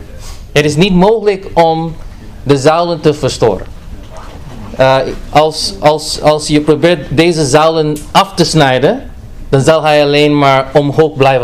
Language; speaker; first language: Dutch; non-native, fluent; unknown